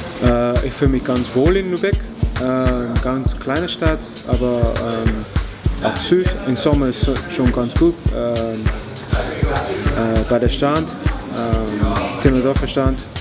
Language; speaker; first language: German; non-native, learner; English